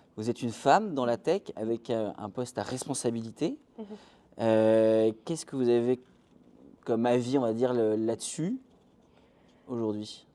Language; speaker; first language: French; native; French